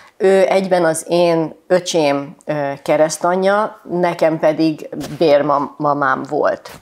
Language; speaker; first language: Hungarian; early bilingual, heritage; Hungarian